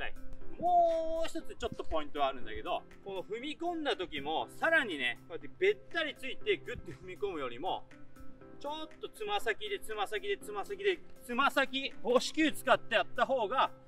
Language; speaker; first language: Japanese; native; Japanese